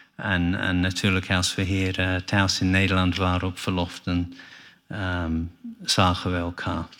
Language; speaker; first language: Dutch; non-native, fluent; English